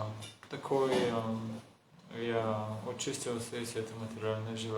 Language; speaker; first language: Russian; non-native, learner; Bulgarian